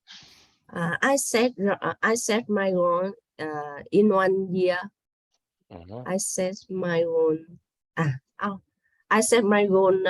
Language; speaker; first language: English; non-native, learner; Vietnamese